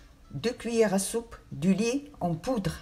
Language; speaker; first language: French; non-native, fluent; Arabic